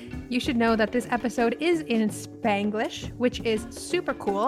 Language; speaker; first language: English; early bilingual, other home language; Spanish